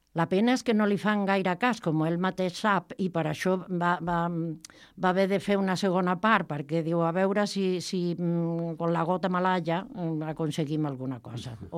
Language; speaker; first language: Catalan; non-native, local second language; Spanish